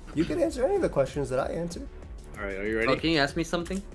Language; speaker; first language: English; native; English